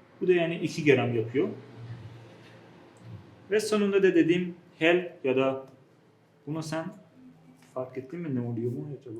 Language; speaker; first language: Turkish; non-native, fluent; Persian